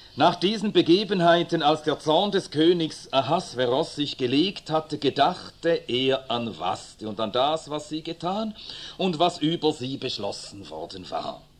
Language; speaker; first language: German; early bilingual, other home language; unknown